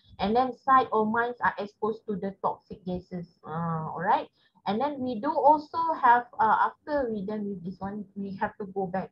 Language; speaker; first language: English; non-native, local second language; Malay